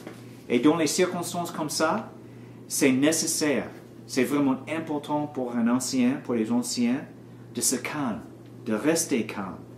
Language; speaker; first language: French; non-native, learner; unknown